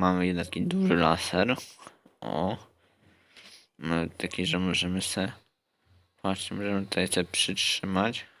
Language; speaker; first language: Polish; native; Polish